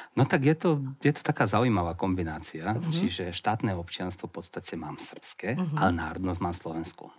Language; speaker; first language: Slovak; early bilingual, heritage; Slovak